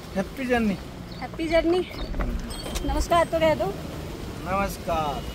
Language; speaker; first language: Hindi; native; Hindi